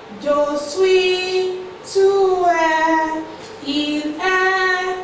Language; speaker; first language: French; non-native, fluent; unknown